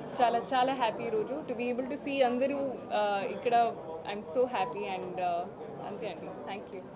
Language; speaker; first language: Telugu; non-native, learner; Hindi